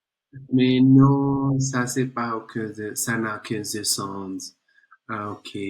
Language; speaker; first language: French; non-native, learner; Spanish